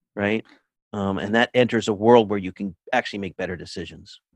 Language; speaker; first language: English; native; English